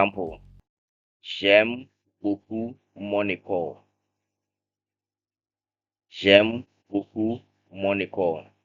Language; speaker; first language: French; non-native, fluent; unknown